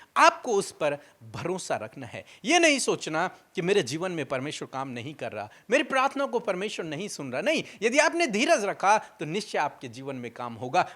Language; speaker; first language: Hindi; native; Hindi